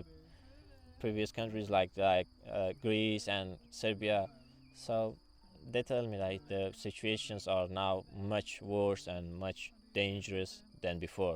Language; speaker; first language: English; non-native, fluent; Persian